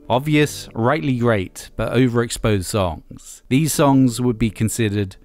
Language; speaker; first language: English; native; English